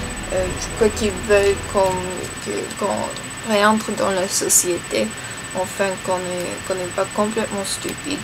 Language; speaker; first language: French; non-native, learner; English